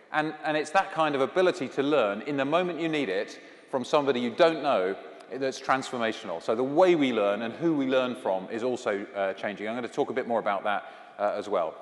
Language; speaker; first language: English; native; English